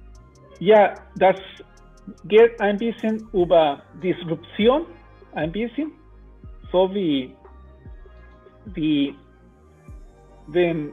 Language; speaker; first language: German; non-native, learner; Spanish